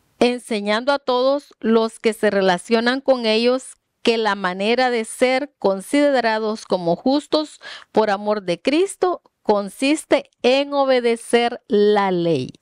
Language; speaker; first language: Spanish; native; Spanish